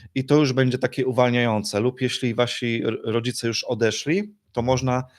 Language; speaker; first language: Polish; native; Polish